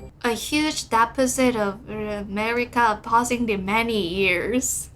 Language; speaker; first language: English; non-native, fluent; Korean